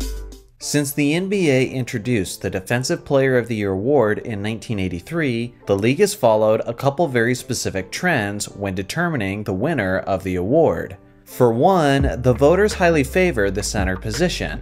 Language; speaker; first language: English; native; English